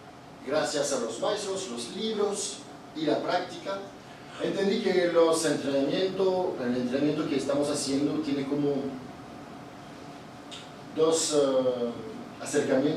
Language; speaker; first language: Spanish; non-native, fluent; Italian